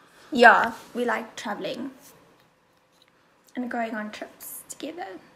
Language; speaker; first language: English; non-native, local second language; Afrikaans